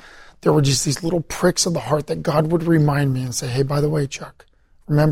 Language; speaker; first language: English; native; English